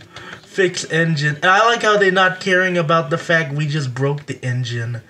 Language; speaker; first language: English; native; English